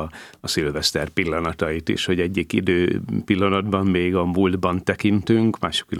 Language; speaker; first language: Hungarian; native; Hungarian